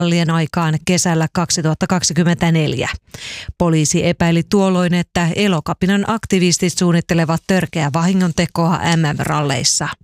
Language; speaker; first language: Finnish; native; Finnish